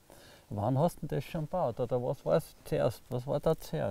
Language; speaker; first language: German; native; German